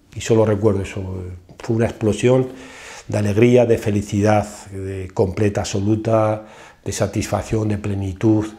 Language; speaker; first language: Spanish; native; Spanish